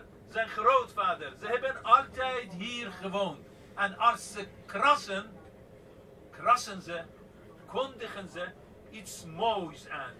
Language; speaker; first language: Dutch; non-native, fluent; Persian